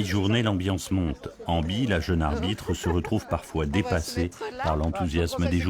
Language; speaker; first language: French; native; French